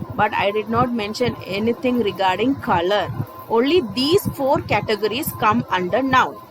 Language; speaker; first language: English; non-native, local second language; Malayalam